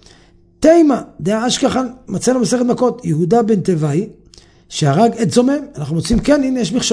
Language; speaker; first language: Hebrew; native; Hebrew